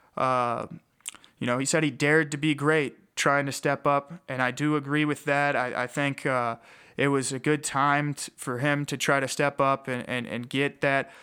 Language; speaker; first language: English; native; English